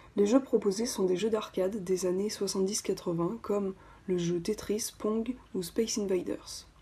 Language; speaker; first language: French; native; French